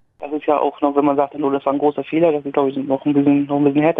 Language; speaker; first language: German; native; German